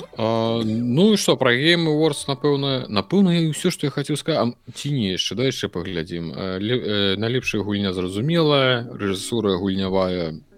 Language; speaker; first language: Belarusian; non-native, local second language; Russian